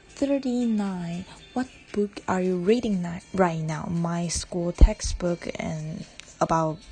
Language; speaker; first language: English; non-native, learner; Chinese